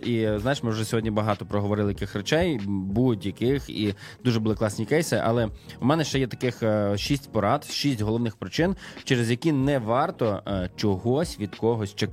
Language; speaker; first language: Ukrainian; native; Ukrainian